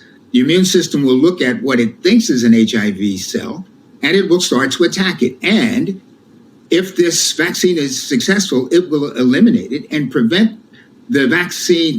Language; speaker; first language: English; native; English